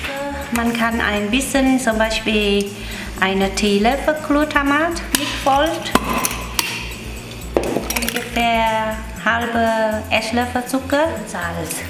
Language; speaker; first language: German; non-native, learner; Vietnamese